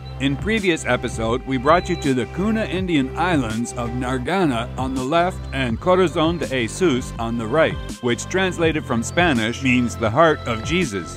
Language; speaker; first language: English; native; English